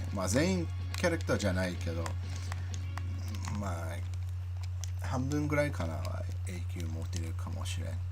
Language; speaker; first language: Japanese; non-native, learner; English